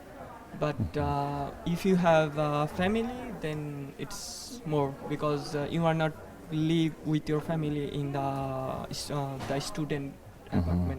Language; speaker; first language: English; non-native, fluent; Bangla